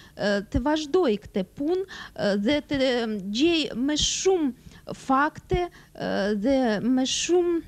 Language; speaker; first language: Albanian; non-native, fluent; Russian